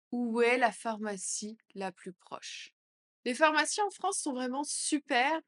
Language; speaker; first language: French; native; French